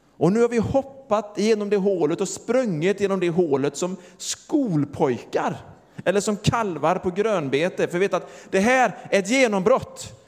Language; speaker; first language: Swedish; native; Swedish